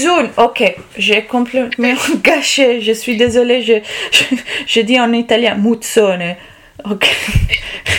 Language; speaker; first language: French; non-native, learner; Italian